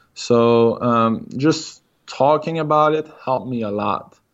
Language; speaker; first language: English; non-native, fluent; French